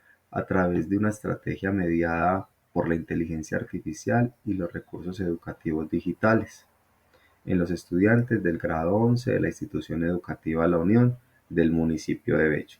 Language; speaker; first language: Spanish; native; Spanish